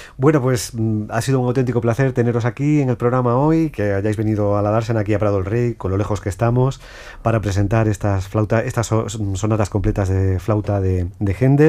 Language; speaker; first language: Spanish; native; Spanish